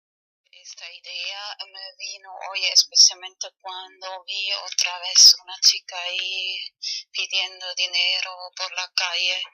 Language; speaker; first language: Spanish; non-native, fluent; German